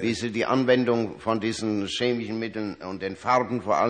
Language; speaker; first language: German; native; German